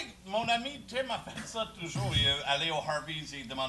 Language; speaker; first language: French; non-native, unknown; English